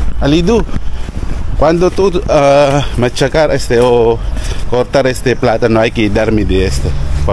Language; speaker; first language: Spanish; non-native, learner; Filipino